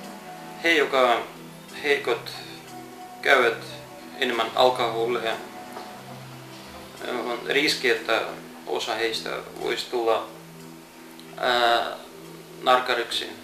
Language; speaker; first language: Finnish; non-native, fluent; Russian